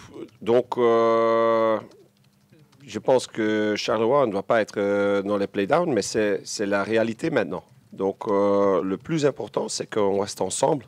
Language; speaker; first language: French; non-native, local second language; Dutch